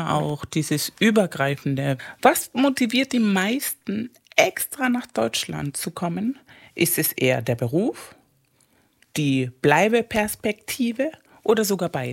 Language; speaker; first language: German; non-native, fluent; Spanish